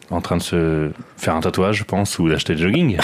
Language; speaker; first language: French; native; French